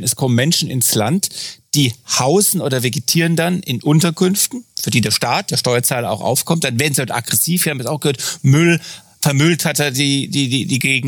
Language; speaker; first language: German; native; German